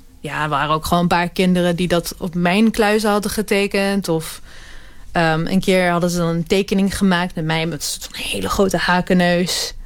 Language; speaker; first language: Dutch; early bilingual, other home language; Hebrew